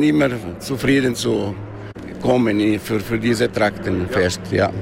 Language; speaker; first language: German; non-native, local second language; Italian